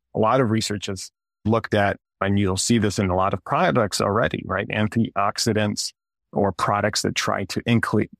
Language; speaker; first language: English; early bilingual, other home language; Russian